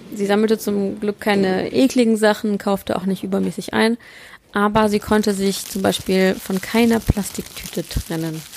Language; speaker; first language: German; early bilingual, other home language; Polish